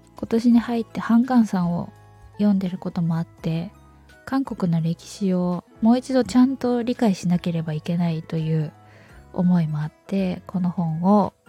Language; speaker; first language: Japanese; native; Japanese